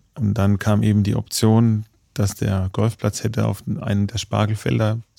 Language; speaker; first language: German; native; German